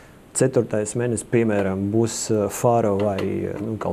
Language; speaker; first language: Latvian; non-native, local second language; Russian